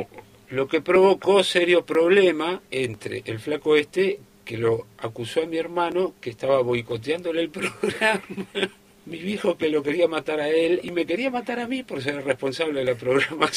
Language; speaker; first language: Spanish; native; Spanish